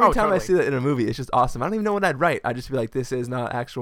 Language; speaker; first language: English; native; English